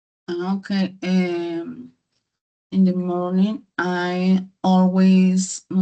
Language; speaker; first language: English; non-native, learner; Spanish